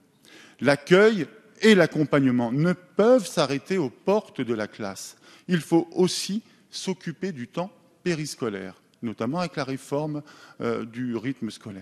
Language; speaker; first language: French; native; French